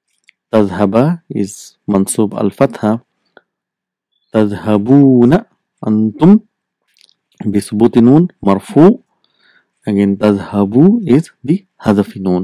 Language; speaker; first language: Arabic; non-native, fluent; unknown